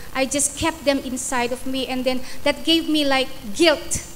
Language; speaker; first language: English; non-native, local second language; Iloko